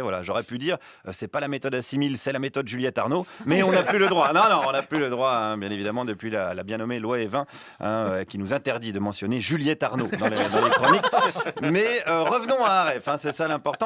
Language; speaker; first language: French; native; French